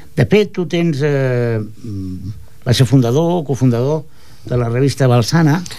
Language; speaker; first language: Catalan; native; Catalan